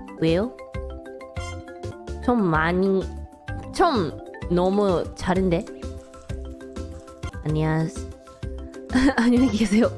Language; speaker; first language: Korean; non-native, learner; English